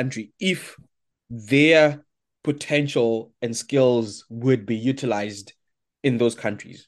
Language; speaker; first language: English; non-native, local second language; Shona